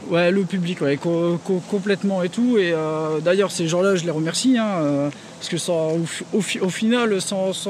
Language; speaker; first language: French; native; French